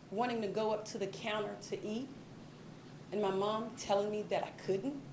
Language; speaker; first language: English; native; English